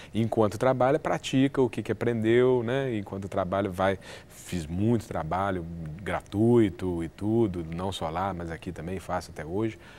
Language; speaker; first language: Portuguese; native; Portuguese